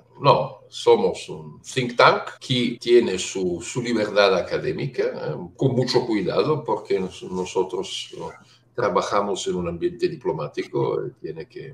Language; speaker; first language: Spanish; non-native, fluent; Italian